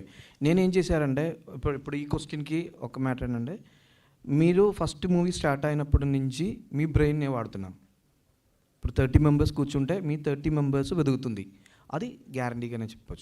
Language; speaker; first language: Telugu; non-native, learner; Malayalam